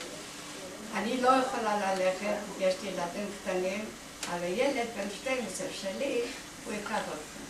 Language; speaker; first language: Hebrew; non-native, fluent; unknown